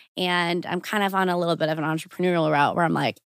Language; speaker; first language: English; early bilingual, other home language; Portuguese